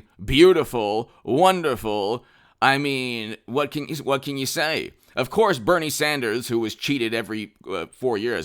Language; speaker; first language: English; native; English